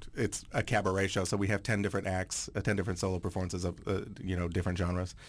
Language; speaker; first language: English; non-native, fluent; French